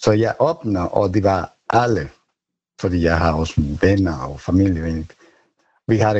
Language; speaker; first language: Danish; non-native, learner; Spanish